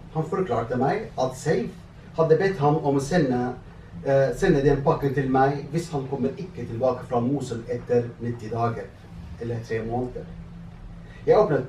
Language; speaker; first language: Norwegian; non-native, fluent; Arabic